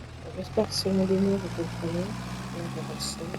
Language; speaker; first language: French; native; French